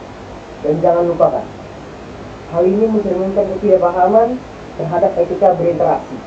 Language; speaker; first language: Indonesian; native; Indonesian